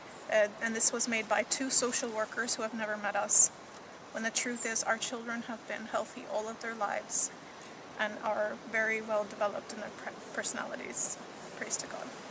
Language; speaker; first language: English; early bilingual, other home language; Arabic